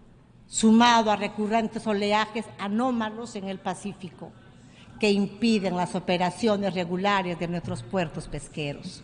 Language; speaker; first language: Spanish; native; Spanish